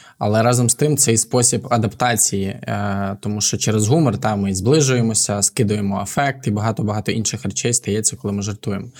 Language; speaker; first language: Ukrainian; native; Ukrainian